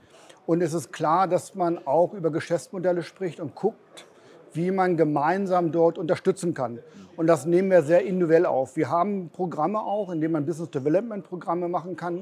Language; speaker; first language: German; native; German